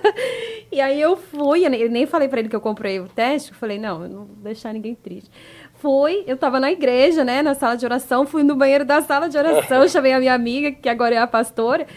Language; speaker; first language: Portuguese; native; Portuguese